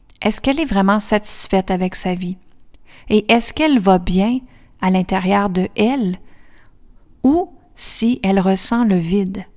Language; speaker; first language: French; native; French